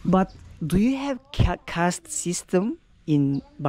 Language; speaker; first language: English; non-native, fluent; Turkish